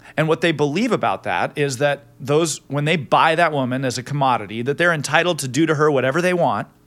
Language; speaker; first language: English; native; English